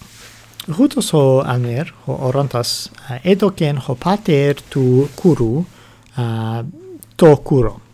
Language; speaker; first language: Greek; non-native, fluent; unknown